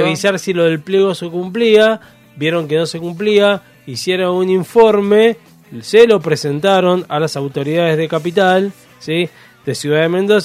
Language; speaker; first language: Spanish; native; Spanish